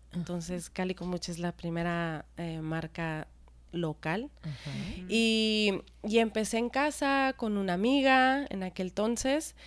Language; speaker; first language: Spanish; native; Spanish